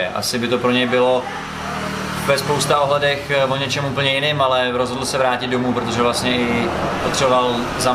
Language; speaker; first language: Czech; native; Czech